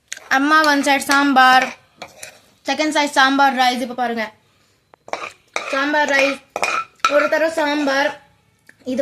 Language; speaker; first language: Tamil; early bilingual, heritage; Tamil